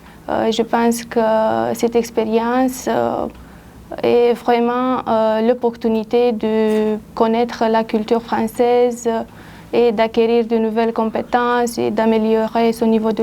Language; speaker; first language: French; non-native, fluent; Romanian